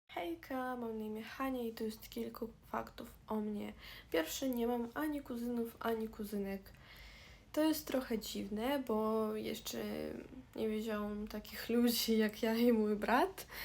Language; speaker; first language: Polish; non-native, fluent; Russian